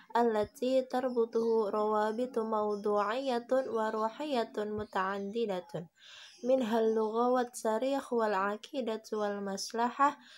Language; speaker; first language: Arabic; non-native, learner; Indonesian